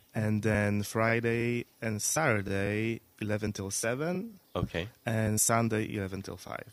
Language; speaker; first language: English; non-native, fluent; Polish